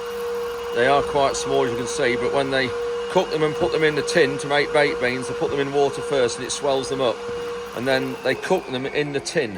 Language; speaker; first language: English; native; English